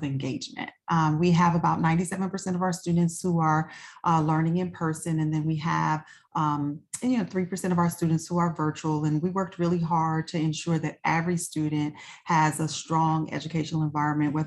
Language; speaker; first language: English; native; English